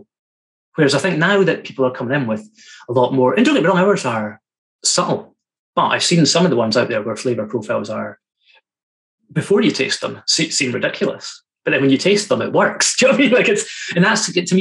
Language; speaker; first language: English; native; English